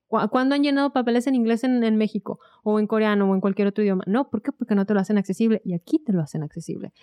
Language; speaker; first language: Spanish; native; Spanish